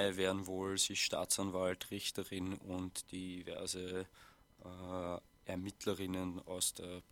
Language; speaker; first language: German; native; German